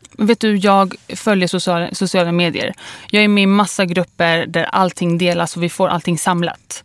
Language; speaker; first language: Swedish; early bilingual, other home language; Kurdish